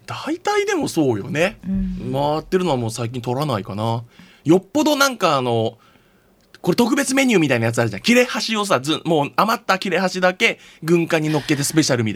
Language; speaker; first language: Japanese; native; Japanese